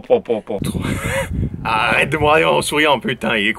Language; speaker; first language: French; native; French